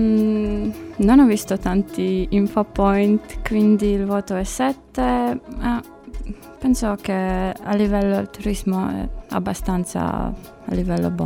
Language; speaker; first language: Italian; non-native, learner; Latvian